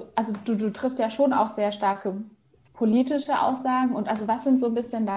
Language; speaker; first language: German; native; German